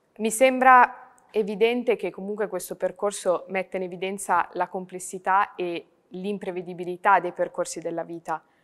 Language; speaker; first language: Italian; native; Italian